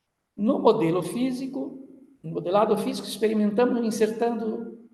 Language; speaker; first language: Spanish; non-native, learner; Portuguese